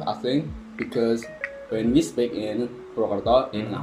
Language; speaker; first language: English; non-native, learner; Javanese